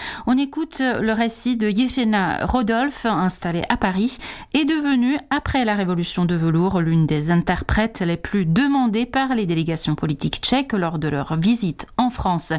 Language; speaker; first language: French; non-native, fluent; Czech